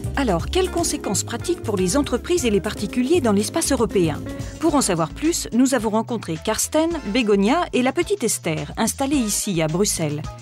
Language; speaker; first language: French; native; French